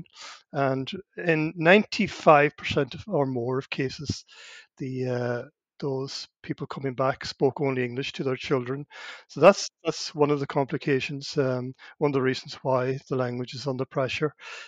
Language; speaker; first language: English; non-native, local second language; Irish